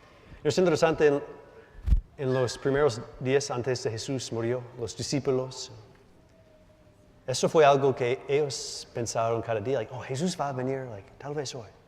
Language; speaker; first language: Spanish; non-native, learner; English